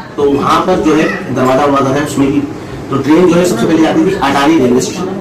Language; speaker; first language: Urdu; native; Urdu